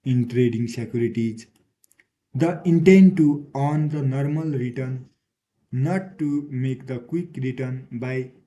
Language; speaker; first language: English; non-native, local second language; Nepali